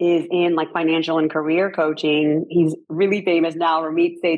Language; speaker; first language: English; native; English